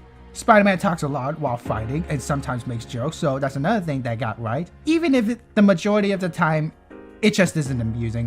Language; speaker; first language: English; native; English